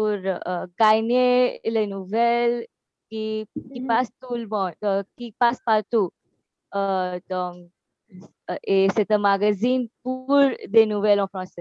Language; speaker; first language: French; non-native, learner; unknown